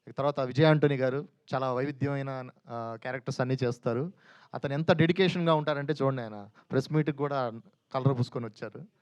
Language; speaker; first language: Telugu; native; Telugu